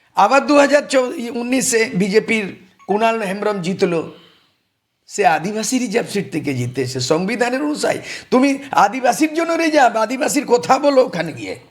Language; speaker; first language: Bangla; non-native, local second language; Santali